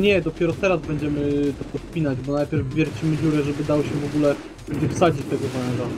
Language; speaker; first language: Polish; native; Polish